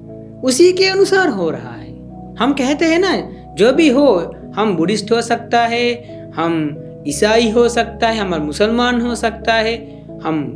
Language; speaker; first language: Hindi; non-native, fluent; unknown